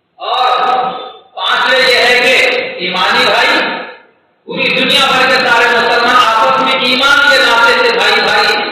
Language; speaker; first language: Urdu; native; Urdu